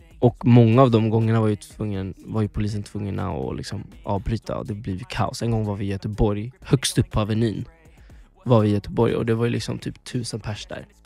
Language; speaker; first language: Swedish; early bilingual, other home language; Spanish